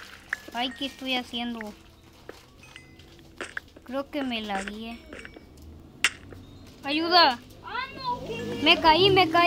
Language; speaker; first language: Spanish; native; Spanish